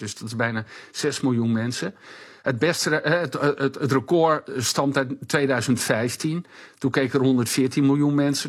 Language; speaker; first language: Dutch; native; Dutch